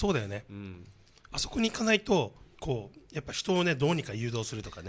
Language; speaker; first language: Japanese; native; Japanese